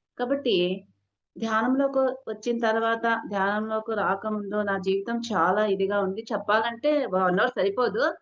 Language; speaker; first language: Telugu; non-native, local second language; Hindi